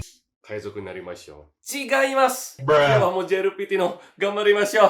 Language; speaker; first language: Japanese; non-native, fluent; Indonesian